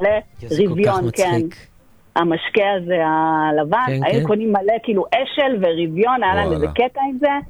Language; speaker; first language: Hebrew; native; Hebrew